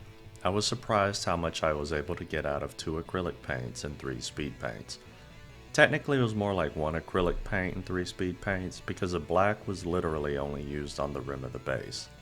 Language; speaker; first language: English; native; English